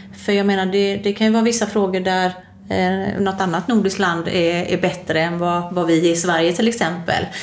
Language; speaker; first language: Swedish; native; Swedish